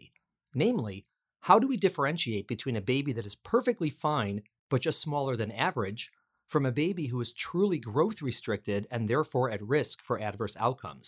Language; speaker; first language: English; native; English